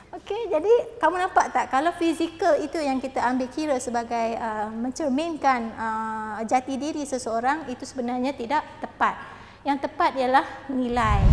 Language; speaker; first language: Malay; native; Malay